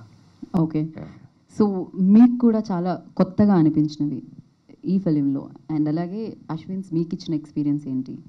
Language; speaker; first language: Telugu; native; Telugu